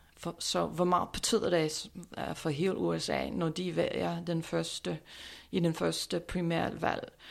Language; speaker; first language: Danish; non-native, fluent; English